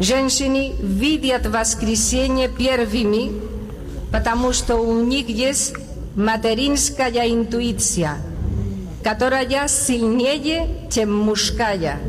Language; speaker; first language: Russian; non-native, learner; Spanish